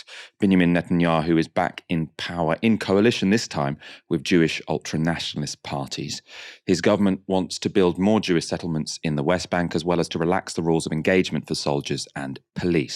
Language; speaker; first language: English; native; English